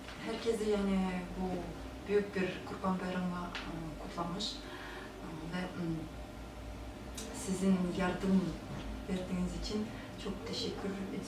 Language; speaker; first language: Turkish; non-native, fluent; Uyghur